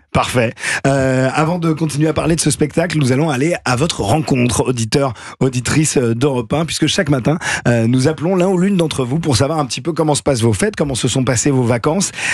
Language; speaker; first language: French; native; French